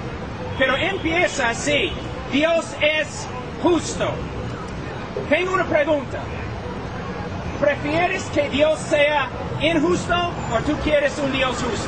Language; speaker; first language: Spanish; non-native, fluent; English